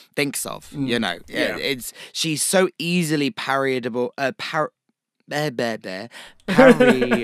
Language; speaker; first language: English; native; English